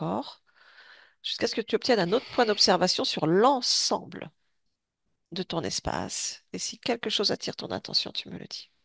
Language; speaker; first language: French; native; French